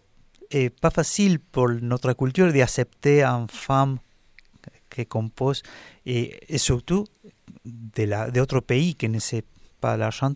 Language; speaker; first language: French; non-native, learner; Spanish